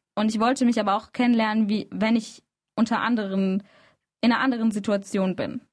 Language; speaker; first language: German; early bilingual, other home language; Arabic